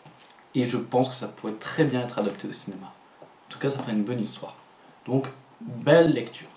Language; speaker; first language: French; native; French